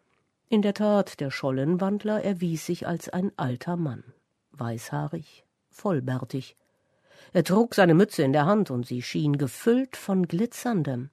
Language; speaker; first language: German; native; German